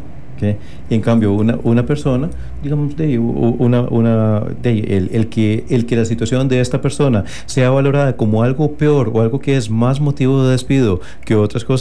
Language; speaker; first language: Spanish; native; Spanish